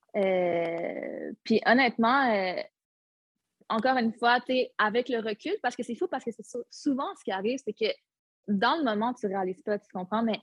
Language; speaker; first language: French; early bilingual, other home language; Arabic